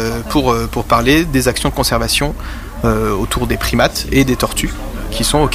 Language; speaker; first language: French; native; French